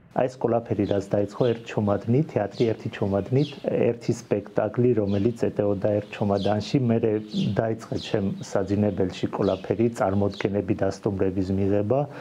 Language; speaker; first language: Georgian; non-native, local second language; Armenian